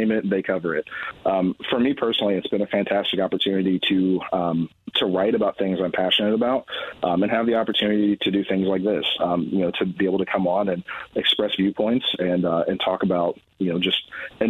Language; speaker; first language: English; native; English